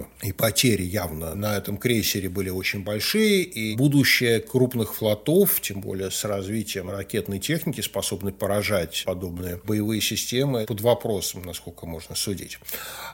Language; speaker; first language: Russian; native; Russian